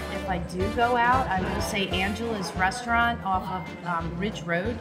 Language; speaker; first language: English; native; English